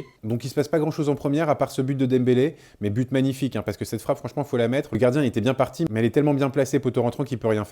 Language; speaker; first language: French; native; French